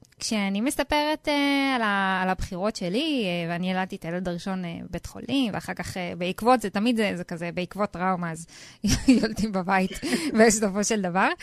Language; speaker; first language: Hebrew; native; Hebrew